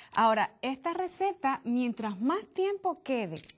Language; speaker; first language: Spanish; native; Spanish